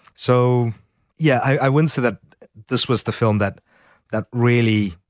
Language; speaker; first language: English; native; English